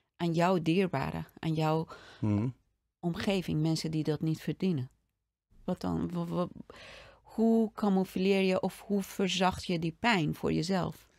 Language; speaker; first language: Dutch; non-native, fluent; Persian